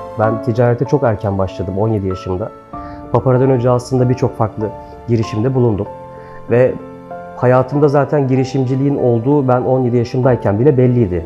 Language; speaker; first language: Turkish; native; Turkish